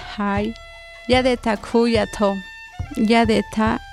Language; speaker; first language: Spanish; non-native, local second language; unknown